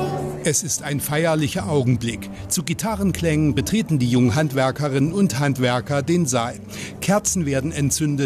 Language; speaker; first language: German; native; German